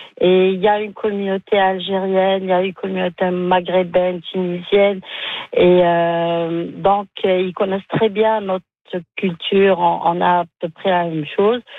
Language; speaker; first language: French; non-native, local second language; Arabic